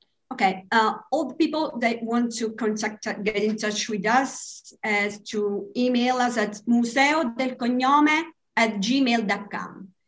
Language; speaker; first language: English; non-native, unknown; Italian